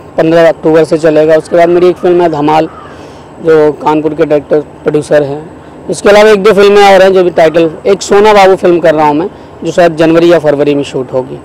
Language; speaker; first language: Hindi; native; Hindi